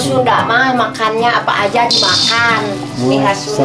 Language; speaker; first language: Indonesian; non-native, local second language; Sundanese